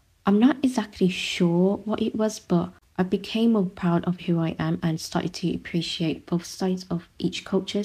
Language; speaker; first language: English; non-native, local second language; Vietnamese